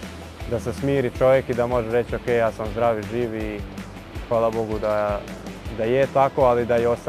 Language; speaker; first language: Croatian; early bilingual, heritage; Croatian